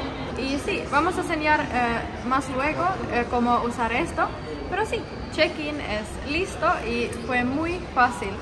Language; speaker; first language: Spanish; non-native, learner; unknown